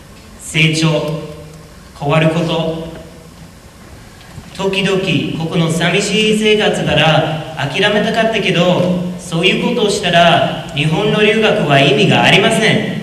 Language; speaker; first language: Japanese; non-native, learner; English